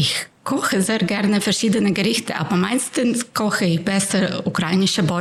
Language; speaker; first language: German; non-native, fluent; Ukrainian